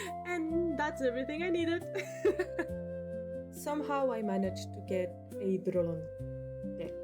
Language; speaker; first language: English; non-native, fluent; Spanish